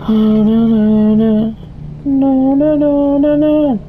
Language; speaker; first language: English; native; English